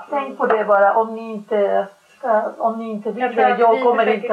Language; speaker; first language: Swedish; non-native, fluent; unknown